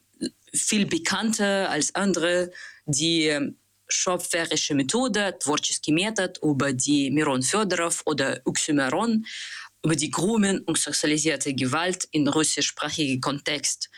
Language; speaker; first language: German; non-native, learner; Russian